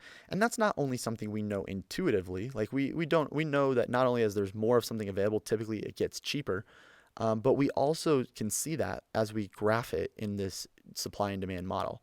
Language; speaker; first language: English; native; English